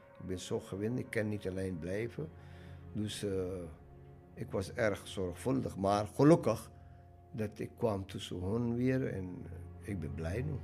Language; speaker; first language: Dutch; non-native, learner; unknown